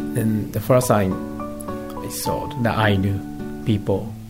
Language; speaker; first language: English; non-native, learner; Japanese